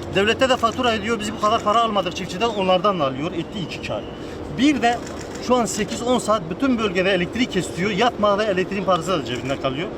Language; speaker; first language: Turkish; native; Turkish